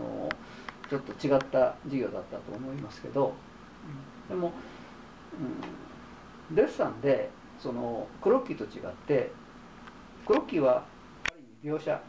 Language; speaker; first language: Japanese; native; Japanese